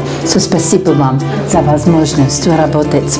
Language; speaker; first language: Russian; non-native, fluent; English